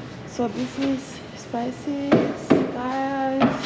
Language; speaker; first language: English; non-native, fluent; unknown